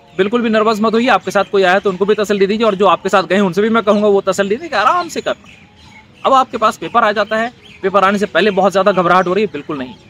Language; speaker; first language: Hindi; native; Hindi